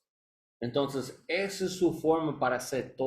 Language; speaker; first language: Spanish; non-native, learner; English